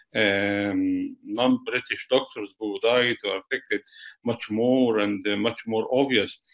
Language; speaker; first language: English; non-native, fluent; Arabic